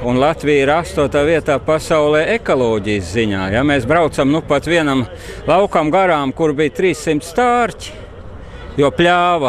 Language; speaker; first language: Latvian; non-native, fluent; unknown